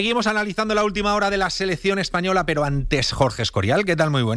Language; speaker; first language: Spanish; native; Spanish